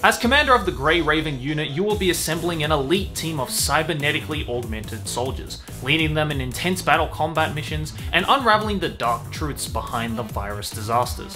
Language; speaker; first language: English; native; English